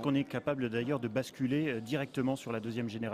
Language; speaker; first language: French; native; French